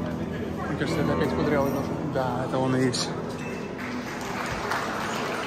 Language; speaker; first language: Russian; native; Russian